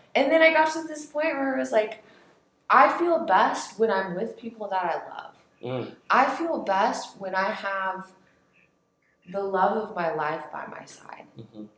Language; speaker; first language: English; native; English